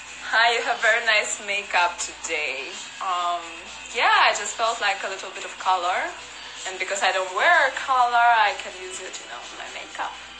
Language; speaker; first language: English; non-native, fluent; Russian